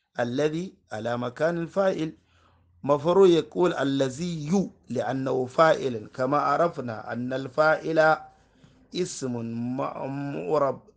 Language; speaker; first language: Arabic; non-native, fluent; Hausa